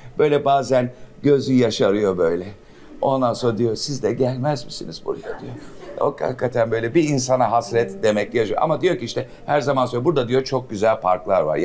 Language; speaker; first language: Turkish; native; Turkish